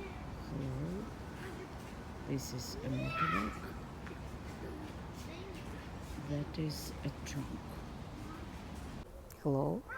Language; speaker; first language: English; non-native, learner; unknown